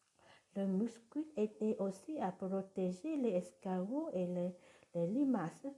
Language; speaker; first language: French; non-native, learner; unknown